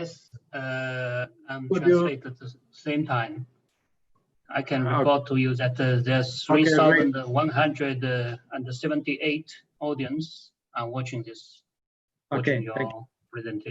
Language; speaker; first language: English; non-native, fluent; Chinese